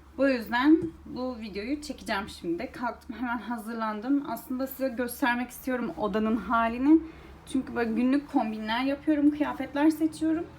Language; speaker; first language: Turkish; early bilingual, heritage; Turkish